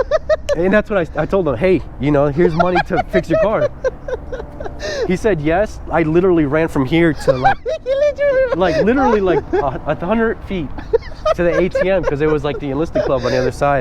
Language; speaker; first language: English; native; English